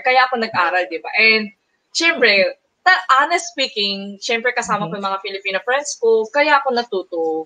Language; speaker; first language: Filipino; native; Filipino